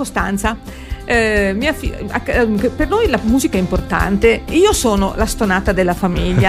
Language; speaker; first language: Italian; native; Italian